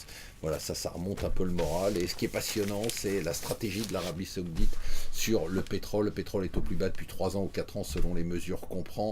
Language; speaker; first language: French; native; French